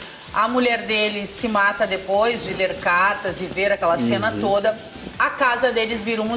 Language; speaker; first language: Portuguese; native; Portuguese